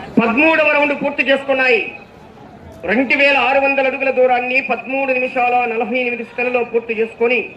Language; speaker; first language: Telugu; native; Telugu